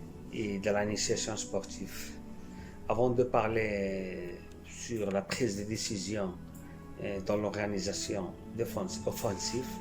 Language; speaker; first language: French; non-native, fluent; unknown